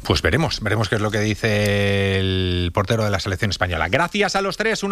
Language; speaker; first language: Spanish; native; Spanish